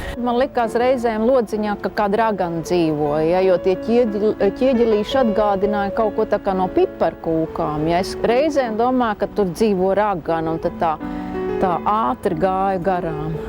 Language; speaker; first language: Latvian; native; Latvian